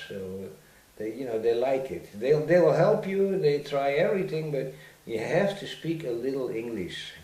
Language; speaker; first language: English; non-native, fluent; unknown